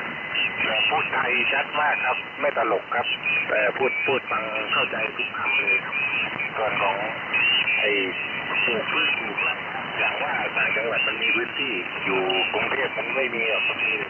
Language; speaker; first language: Thai; native; Thai